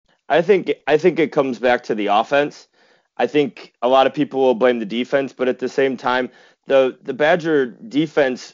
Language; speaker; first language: English; native; English